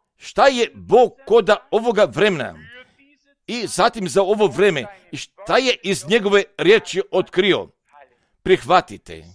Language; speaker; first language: Serbian; non-native, fluent; German